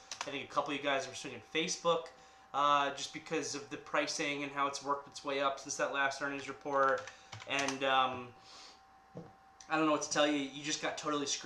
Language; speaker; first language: English; native; English